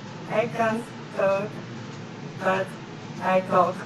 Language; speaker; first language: English; non-native, learner; Japanese